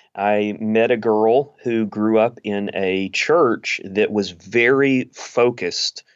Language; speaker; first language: English; native; English